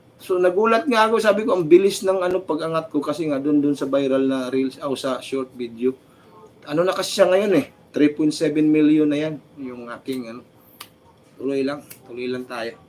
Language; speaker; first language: Filipino; native; Filipino